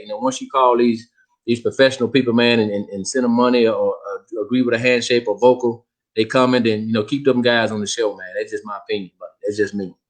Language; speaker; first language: English; native; English